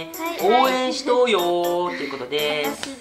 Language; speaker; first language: Japanese; native; Japanese